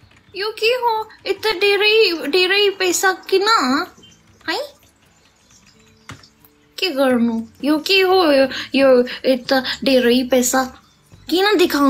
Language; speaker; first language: Nepali; non-native, learner; Hindi